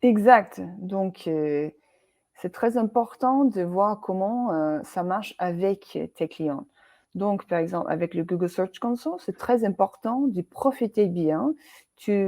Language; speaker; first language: French; non-native, fluent; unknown